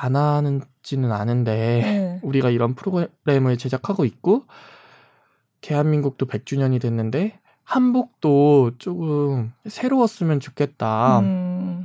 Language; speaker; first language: Korean; native; Korean